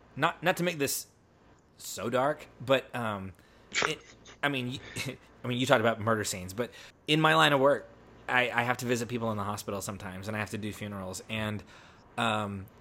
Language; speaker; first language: English; native; English